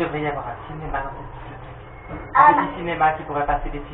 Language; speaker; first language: French; native; French